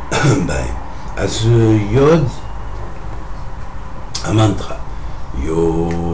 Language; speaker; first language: Hebrew; non-native, fluent; French